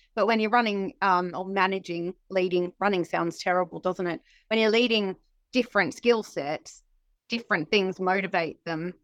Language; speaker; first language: English; native; English